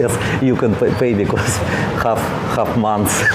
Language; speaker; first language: English; non-native, learner; Russian